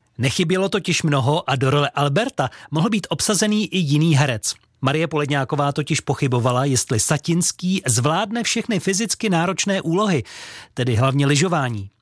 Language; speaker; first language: Czech; native; Czech